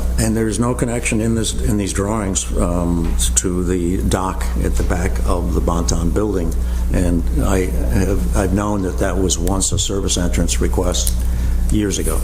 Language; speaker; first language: English; native; English